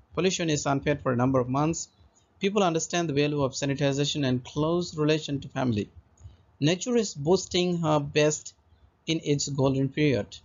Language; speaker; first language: English; non-native, local second language; Assamese